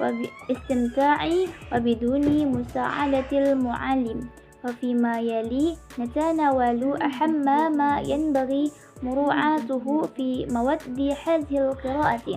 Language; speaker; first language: Arabic; non-native, learner; Indonesian